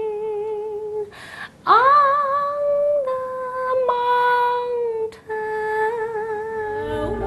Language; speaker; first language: English; non-native, learner; Chinese